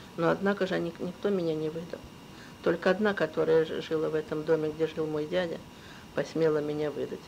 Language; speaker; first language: Russian; native; Russian